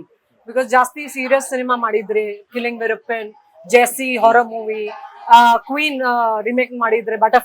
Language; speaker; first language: Kannada; non-native, learner; Hindi